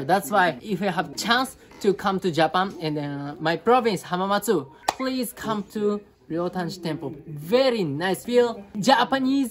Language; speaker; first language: English; non-native, learner; Japanese